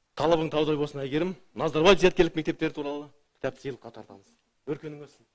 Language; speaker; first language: Kazakh; native; Kazakh